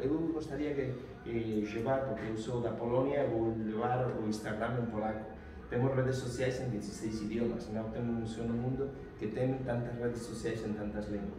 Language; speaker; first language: Portuguese; non-native, fluent; Spanish